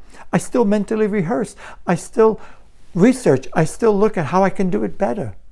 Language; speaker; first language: English; native; English